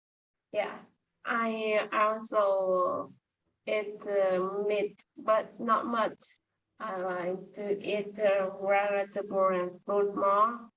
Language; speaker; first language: English; non-native, learner; Vietnamese